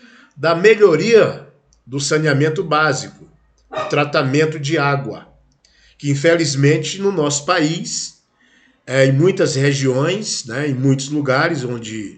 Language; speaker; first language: Portuguese; native; Portuguese